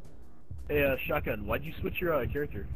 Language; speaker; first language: English; native; English